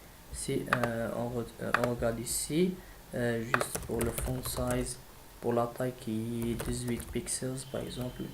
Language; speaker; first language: French; non-native, learner; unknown